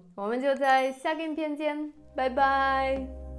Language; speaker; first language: Chinese; non-native, fluent; Russian